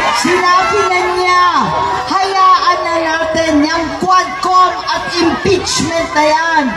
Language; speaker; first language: Filipino; non-native, local second language; Cebuano